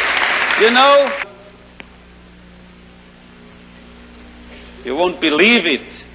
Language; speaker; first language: English; non-native, fluent; German